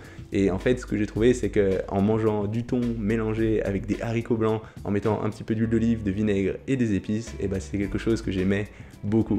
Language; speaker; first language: French; native; French